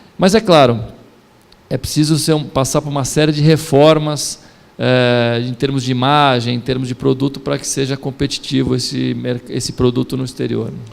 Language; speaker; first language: Portuguese; native; Portuguese